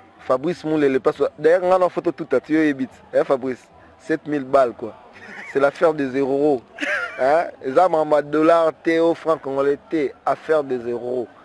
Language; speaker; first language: French; non-native, local second language; Lingala